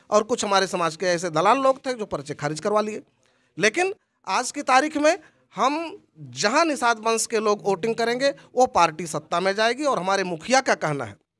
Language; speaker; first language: Hindi; native; Hindi